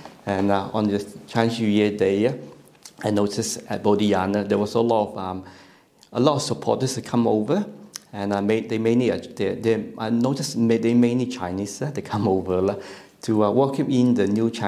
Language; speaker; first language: English; non-native, local second language; Chinese